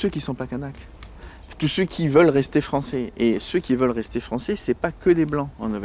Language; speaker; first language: French; native; French